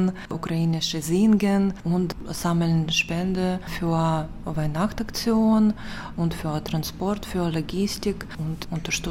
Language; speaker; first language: German; non-native, learner; Ukrainian